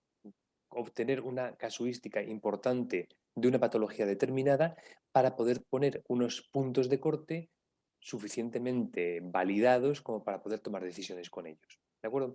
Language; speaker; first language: Spanish; native; Spanish